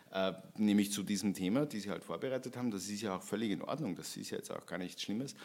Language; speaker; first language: German; native; German